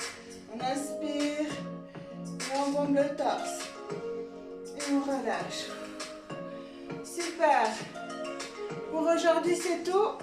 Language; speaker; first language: French; native; French